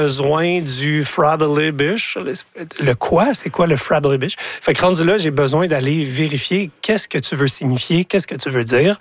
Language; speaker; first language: French; native; French